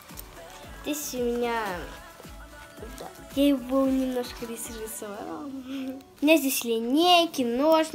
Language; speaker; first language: Russian; early bilingual, heritage; Russian